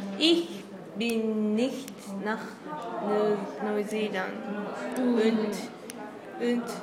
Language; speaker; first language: German; non-native, learner; Japanese